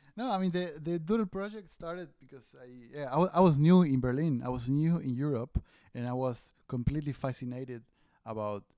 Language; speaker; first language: English; non-native, fluent; Spanish